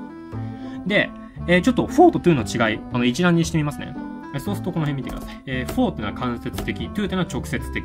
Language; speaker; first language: Japanese; native; Japanese